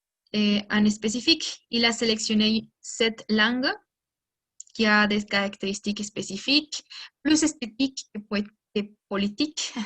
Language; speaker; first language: French; non-native, learner; Spanish